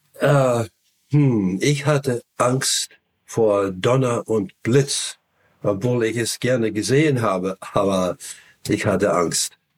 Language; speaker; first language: German; non-native, fluent; English